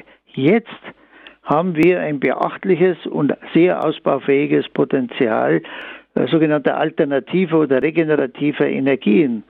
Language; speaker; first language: German; native; German